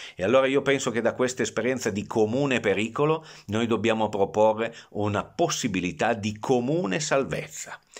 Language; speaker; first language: Italian; native; Italian